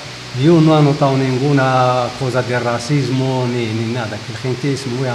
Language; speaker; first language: Spanish; non-native, fluent; Arabic